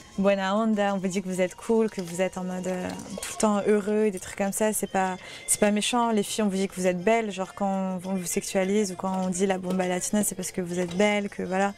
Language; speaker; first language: French; early bilingual, other home language; Spanish